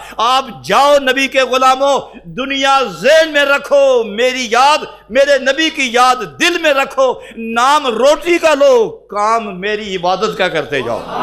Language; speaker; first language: Urdu; non-native, local second language; Punjabi